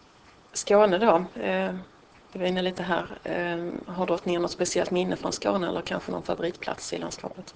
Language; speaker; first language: Swedish; native; Swedish